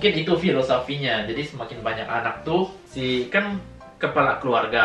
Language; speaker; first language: Indonesian; native; Indonesian